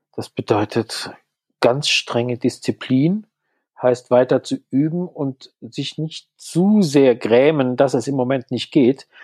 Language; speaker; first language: German; native; German